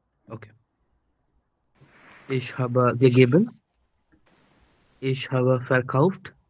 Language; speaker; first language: German; non-native, learner; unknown